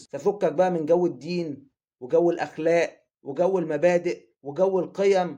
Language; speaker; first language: Arabic; native; Arabic